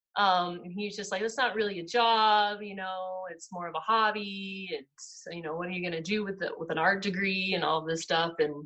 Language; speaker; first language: English; native; English